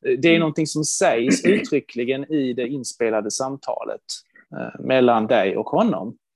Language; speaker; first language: Swedish; early bilingual, other home language; Hebrew